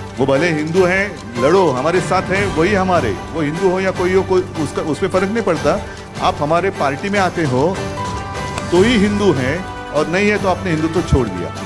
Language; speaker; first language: Hindi; non-native, local second language; Marathi